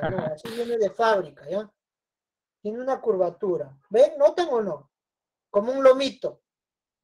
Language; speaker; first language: Spanish; native; Spanish